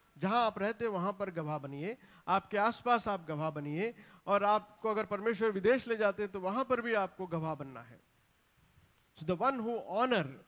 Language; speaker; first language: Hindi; non-native, local second language; Telugu